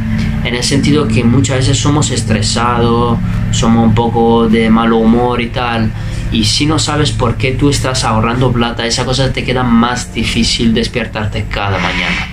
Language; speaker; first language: Spanish; non-native, fluent; Italian